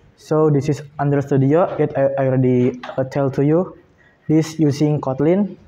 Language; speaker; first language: English; non-native, learner; Indonesian